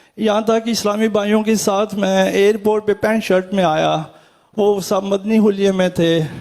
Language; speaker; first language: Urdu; early bilingual, heritage; Urdu